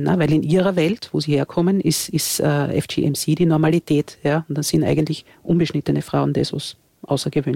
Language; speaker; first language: German; native; German